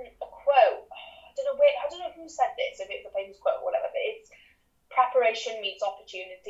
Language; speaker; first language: English; native; English